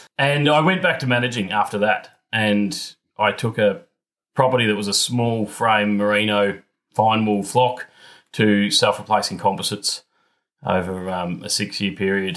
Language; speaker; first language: English; native; English